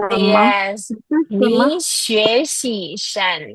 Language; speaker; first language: Chinese; non-native, fluent; Indonesian